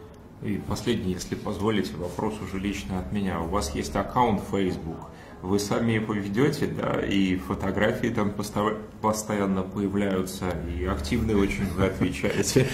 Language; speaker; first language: Russian; native; Russian